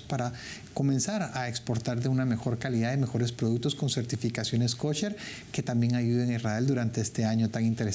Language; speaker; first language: Spanish; native; Spanish